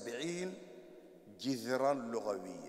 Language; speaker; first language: Arabic; non-native, fluent; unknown